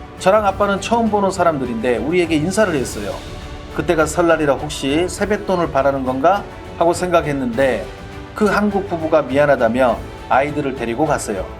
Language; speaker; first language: Korean; native; Korean